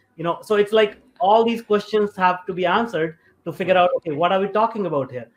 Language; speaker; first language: English; non-native, local second language; Hindi